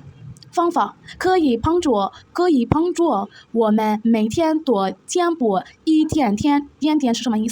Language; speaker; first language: Chinese; non-native, learner; Arabic